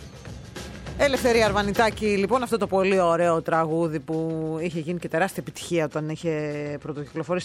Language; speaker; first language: Greek; native; Greek